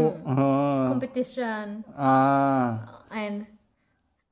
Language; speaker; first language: English; non-native, local second language; Cebuano